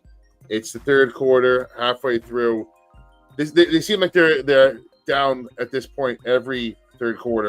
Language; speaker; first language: English; native; English